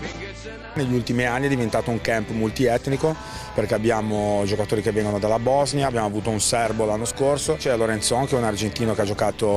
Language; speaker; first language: Italian; native; Italian